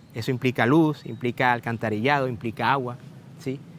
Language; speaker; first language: Spanish; native; Spanish